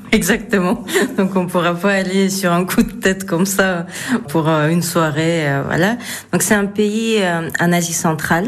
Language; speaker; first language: French; non-native, fluent; Russian